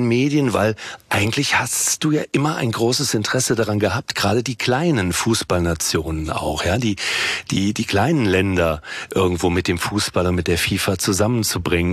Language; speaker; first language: German; native; German